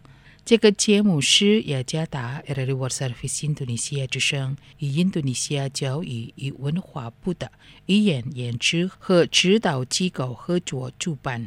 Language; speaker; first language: Chinese; non-native, fluent; Indonesian